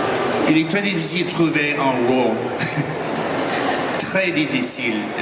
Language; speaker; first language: French; non-native, learner; English